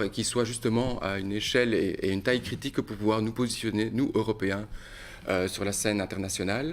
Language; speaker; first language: French; native; French